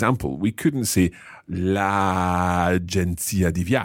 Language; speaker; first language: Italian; non-native, fluent; English